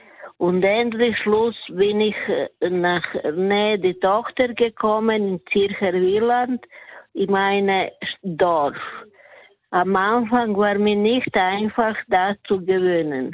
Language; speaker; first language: German; non-native, learner; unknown